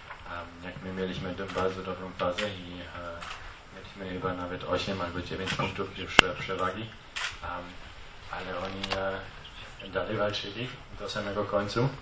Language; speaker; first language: Polish; non-native, fluent; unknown